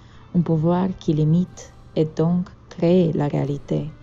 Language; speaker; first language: French; non-native, fluent; Romanian